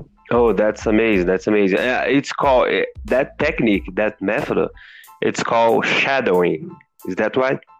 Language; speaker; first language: English; non-native, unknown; Portuguese